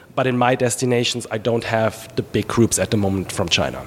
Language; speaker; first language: English; non-native, fluent; German